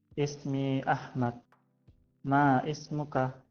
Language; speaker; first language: Arabic; non-native, learner; Indonesian